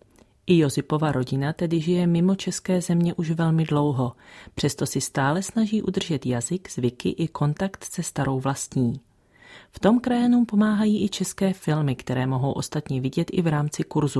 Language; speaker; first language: Czech; native; Czech